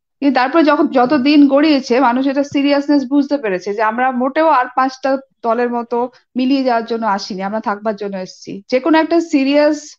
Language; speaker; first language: Bangla; native; Bangla